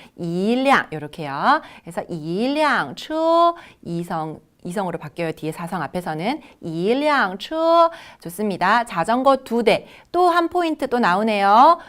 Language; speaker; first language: Korean; native; Korean